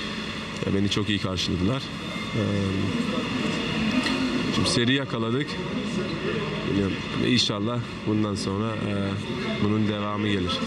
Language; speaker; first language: Turkish; early bilingual, heritage; Turkish